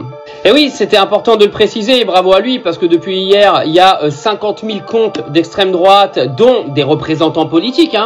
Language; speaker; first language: French; native; French